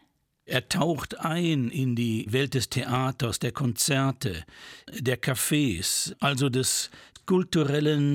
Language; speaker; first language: German; native; German